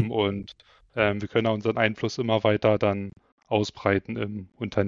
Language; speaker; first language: German; native; German